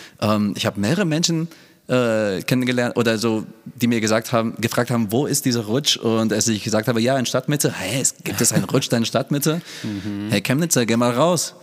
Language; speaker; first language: German; non-native, fluent; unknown